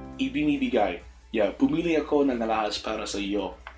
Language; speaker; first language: Filipino; non-native, learner; English